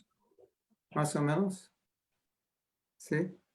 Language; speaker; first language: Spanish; non-native, learner; English